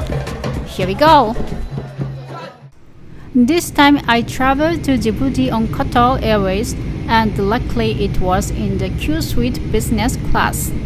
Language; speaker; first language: English; non-native, learner; Japanese